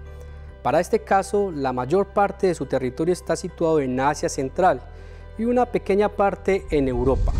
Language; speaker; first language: Spanish; native; Spanish